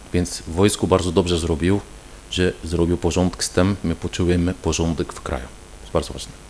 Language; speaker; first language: Polish; non-native, fluent; Arabic